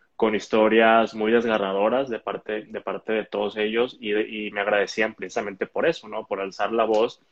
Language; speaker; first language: Spanish; native; Spanish